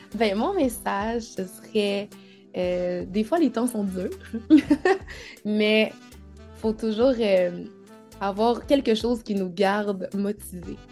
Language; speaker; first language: French; native; French